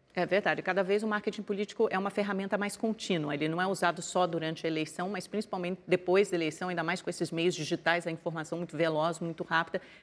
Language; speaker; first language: Portuguese; native; Portuguese